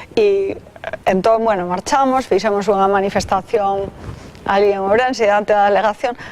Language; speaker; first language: Galician; non-native, local second language; Spanish